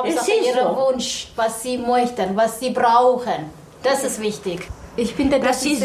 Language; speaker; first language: German; non-native, learner; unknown